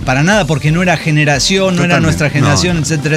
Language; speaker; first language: Spanish; native; Spanish